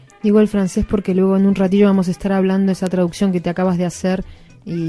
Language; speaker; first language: Spanish; native; Spanish